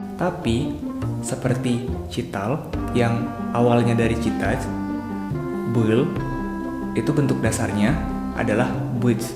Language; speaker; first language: Indonesian; native; Indonesian